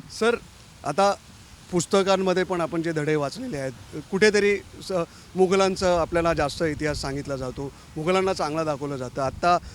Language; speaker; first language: Marathi; native; Marathi